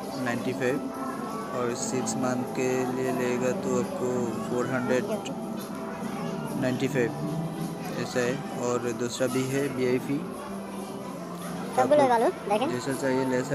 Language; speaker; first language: Hindi; non-native, fluent; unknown